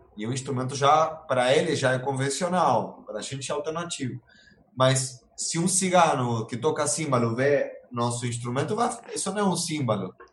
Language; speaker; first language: Portuguese; non-native, fluent; Spanish